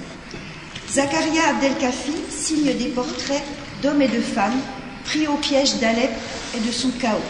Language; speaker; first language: French; native; French